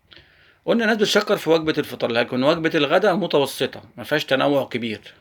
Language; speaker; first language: Arabic; native; Arabic